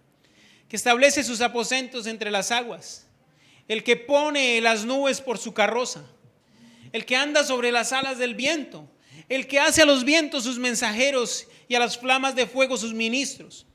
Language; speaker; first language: Spanish; native; Spanish